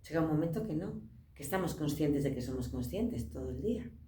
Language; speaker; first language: Spanish; non-native, local second language; Galician